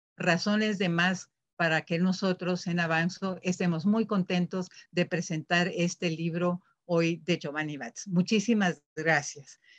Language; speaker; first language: Spanish; native; Spanish